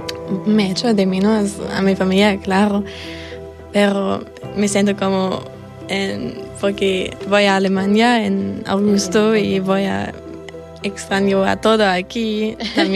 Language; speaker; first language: Spanish; non-native, fluent; German